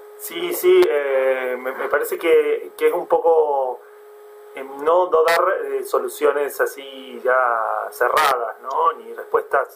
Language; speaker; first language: Spanish; native; Spanish